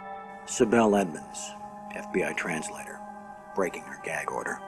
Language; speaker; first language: English; native; English